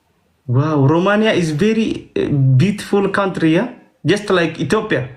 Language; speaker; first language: English; non-native, learner; Oromo